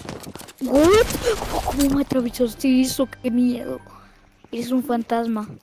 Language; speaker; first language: Spanish; native; Spanish